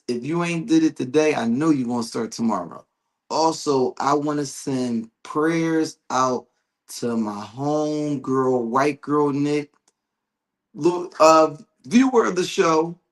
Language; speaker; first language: English; native; English